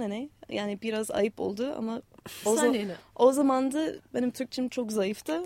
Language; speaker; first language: Turkish; non-native, fluent; English